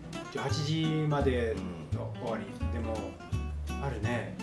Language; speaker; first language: Japanese; non-native, learner; French